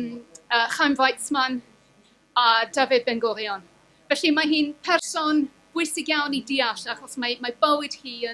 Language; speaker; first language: Welsh; non-native, fluent; English